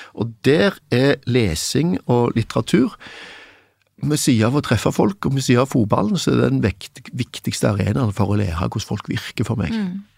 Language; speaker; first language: Norwegian; native; Norwegian